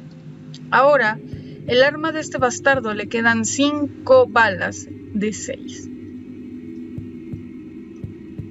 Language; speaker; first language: Spanish; native; Spanish